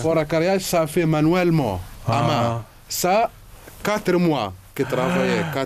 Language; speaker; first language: French; non-native, learner; Arabic